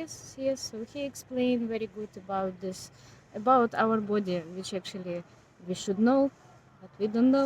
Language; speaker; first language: English; non-native, learner; Ukrainian